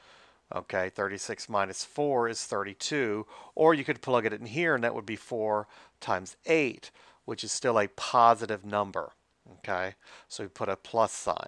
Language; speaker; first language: English; native; English